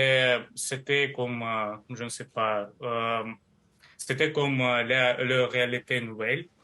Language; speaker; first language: French; non-native, learner; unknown